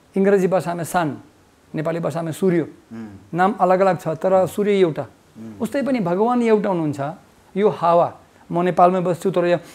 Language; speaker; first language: Nepali; non-native, fluent; Russian